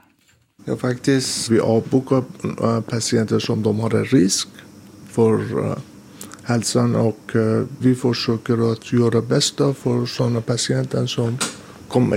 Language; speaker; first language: Swedish; non-native, learner; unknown